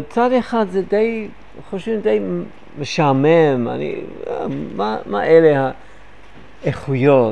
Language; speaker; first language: Hebrew; non-native, fluent; English